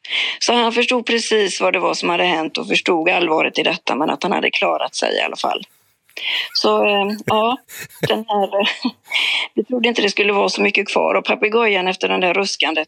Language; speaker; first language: Swedish; native; Swedish